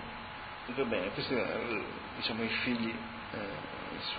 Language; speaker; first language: Italian; native; Italian